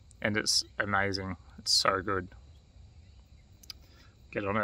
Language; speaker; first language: English; native; English